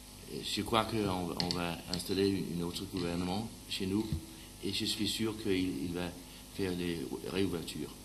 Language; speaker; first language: French; non-native, learner; Danish